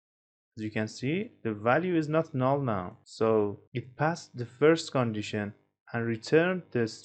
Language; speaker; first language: English; non-native, fluent; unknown